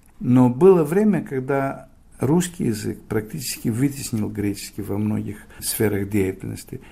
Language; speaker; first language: Russian; non-native, fluent; Greek